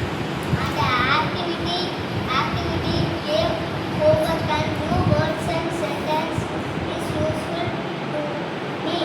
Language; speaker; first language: English; non-native, learner; Tamil